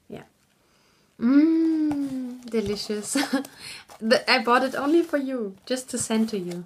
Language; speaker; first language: English; non-native, fluent; German